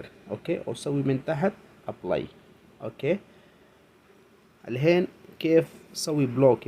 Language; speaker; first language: Arabic; non-native, learner; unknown